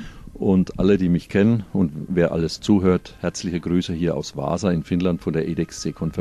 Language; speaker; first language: German; native; German